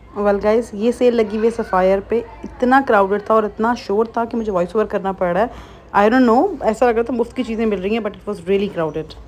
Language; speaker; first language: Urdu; native; Urdu